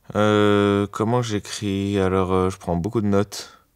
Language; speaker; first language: French; native; French